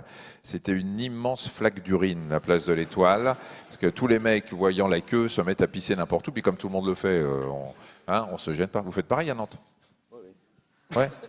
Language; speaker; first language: French; native; French